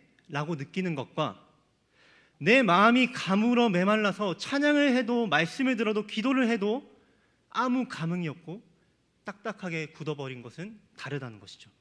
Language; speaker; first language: Korean; native; Korean